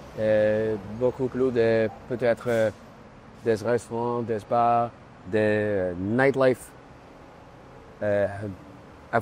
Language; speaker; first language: French; non-native, learner; Spanish